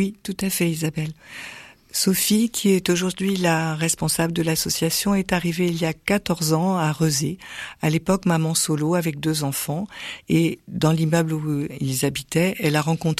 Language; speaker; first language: French; native; French